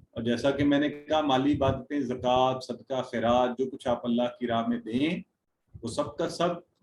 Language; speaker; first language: Urdu; native; Urdu